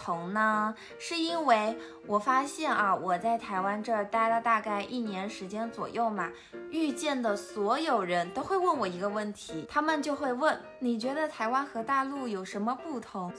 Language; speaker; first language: Chinese; native; Chinese